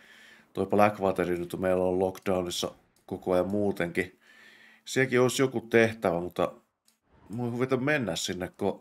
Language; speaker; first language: Finnish; native; Finnish